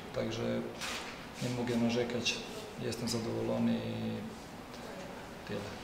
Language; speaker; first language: Polish; non-native, fluent; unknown